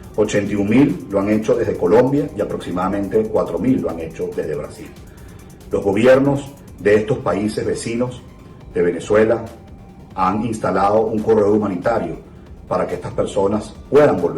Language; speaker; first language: Spanish; native; Spanish